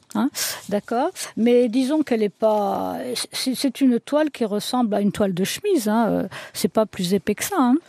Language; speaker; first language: French; early bilingual, other home language; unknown